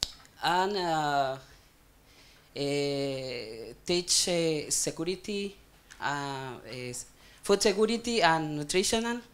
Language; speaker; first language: English; non-native, learner; Spanish